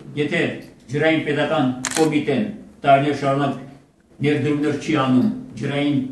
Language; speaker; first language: Armenian; native; Armenian